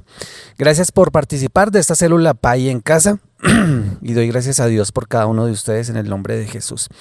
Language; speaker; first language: Spanish; native; Spanish